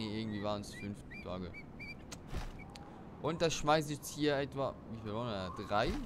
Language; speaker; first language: German; native; German